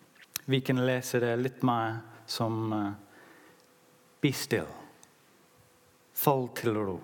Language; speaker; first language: Norwegian; non-native, learner; English